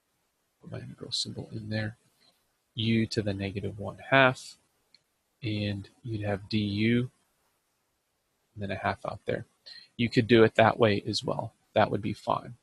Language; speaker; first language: English; native; English